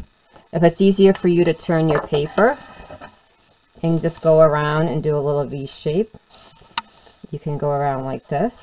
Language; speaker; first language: English; native; English